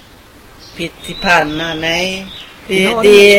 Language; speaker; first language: Swedish; non-native, fluent; Thai